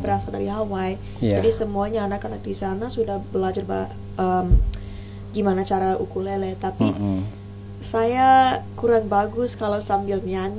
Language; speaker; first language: Indonesian; non-native, learner; English